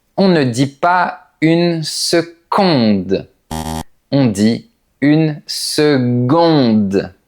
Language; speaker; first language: French; native; French